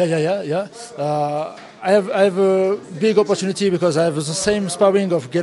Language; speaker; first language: English; non-native, learner; Russian